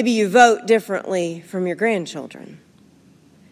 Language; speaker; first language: English; native; English